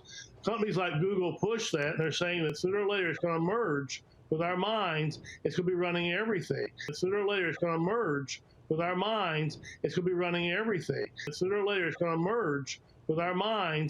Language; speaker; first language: English; native; English